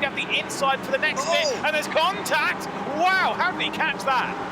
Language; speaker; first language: English; native; English